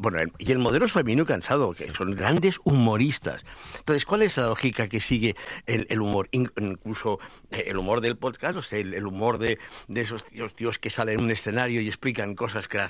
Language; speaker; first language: Spanish; native; Spanish